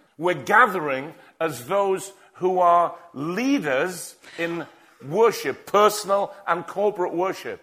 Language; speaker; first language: English; native; English